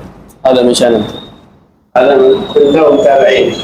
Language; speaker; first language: Arabic; non-native, learner; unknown